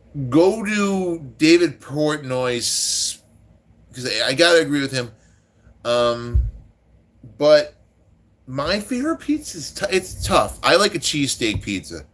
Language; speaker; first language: English; native; English